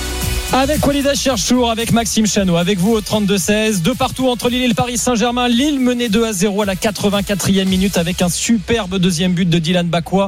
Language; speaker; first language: French; native; French